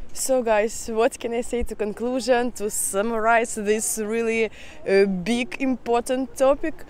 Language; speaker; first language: English; non-native, fluent; Russian